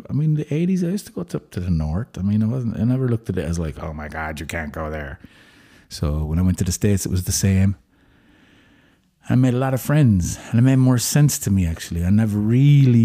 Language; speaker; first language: English; native; English